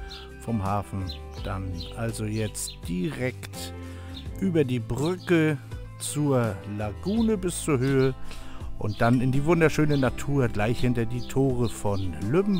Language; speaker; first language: German; native; German